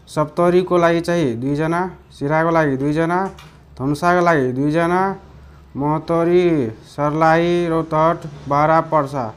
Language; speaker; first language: Nepali; non-native, local second language; Maithili